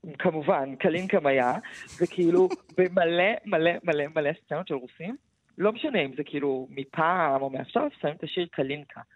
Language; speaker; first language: Hebrew; early bilingual, other home language; Russian